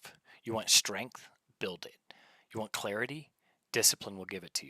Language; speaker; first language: English; native; English